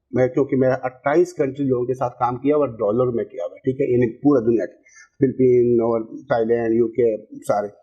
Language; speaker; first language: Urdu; non-native, local second language; Pashto